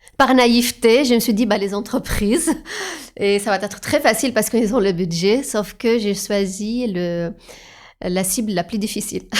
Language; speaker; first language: French; non-native, fluent; Arabic